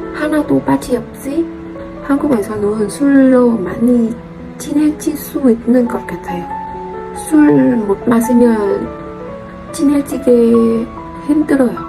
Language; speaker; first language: Korean; non-native, learner; Vietnamese